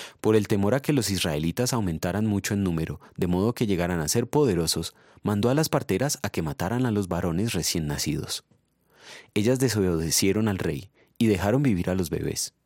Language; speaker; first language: Spanish; native; Spanish